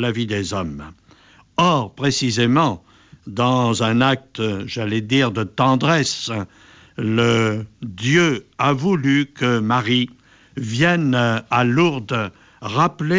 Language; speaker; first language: French; native; French